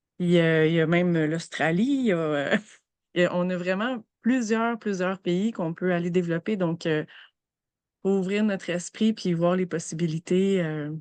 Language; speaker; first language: French; native; French